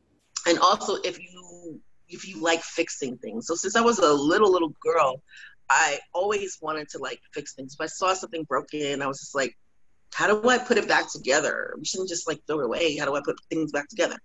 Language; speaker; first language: English; native; English